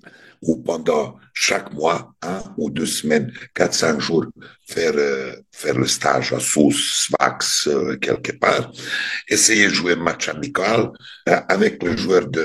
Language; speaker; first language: French; non-native, fluent; Serbian